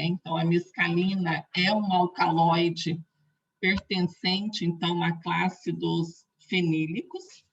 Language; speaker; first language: Portuguese; native; Portuguese